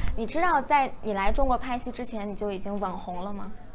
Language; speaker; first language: Chinese; native; Chinese